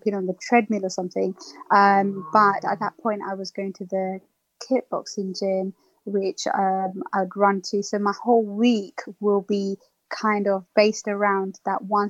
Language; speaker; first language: English; native; English